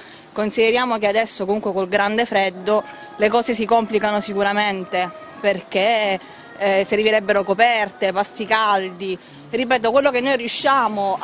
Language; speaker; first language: Italian; native; Italian